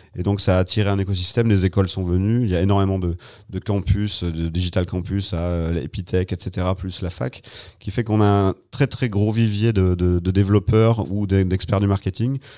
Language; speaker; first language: French; native; French